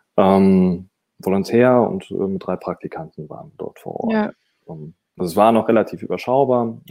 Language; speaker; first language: German; native; German